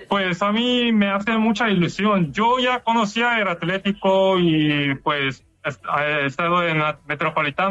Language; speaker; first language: Spanish; non-native, fluent; Korean